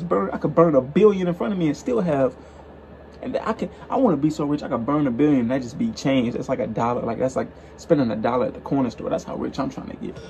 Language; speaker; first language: English; native; English